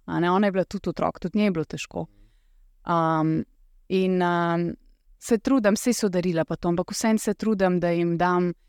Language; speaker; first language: Slovenian; early bilingual, other home language; Russian